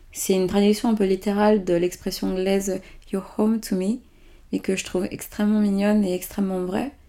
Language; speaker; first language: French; early bilingual, other home language; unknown